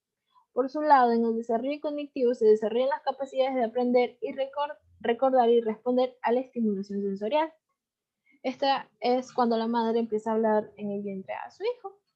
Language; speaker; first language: Spanish; native; Spanish